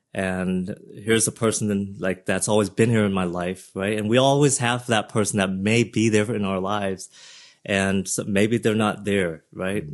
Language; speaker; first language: English; early bilingual, other home language; Vietnamese